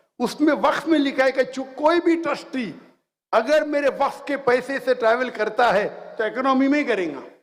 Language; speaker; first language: Hindi; non-native, local second language; Konkani